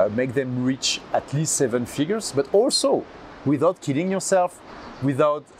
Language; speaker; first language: English; non-native, fluent; French